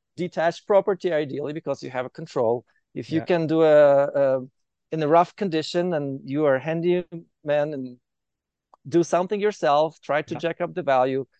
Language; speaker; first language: English; non-native, fluent; Ukrainian